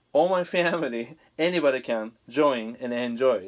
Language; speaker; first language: English; non-native, fluent; Japanese